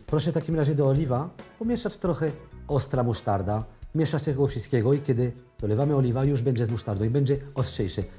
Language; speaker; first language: Polish; non-native, learner; French